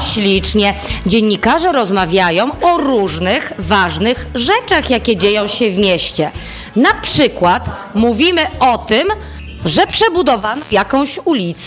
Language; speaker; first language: Polish; native; Polish